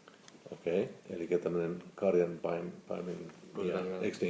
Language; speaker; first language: Finnish; non-native, fluent; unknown